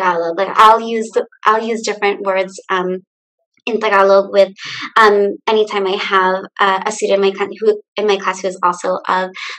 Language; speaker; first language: English; early bilingual, other home language; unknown